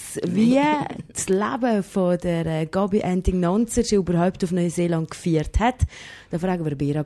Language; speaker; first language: German; native; German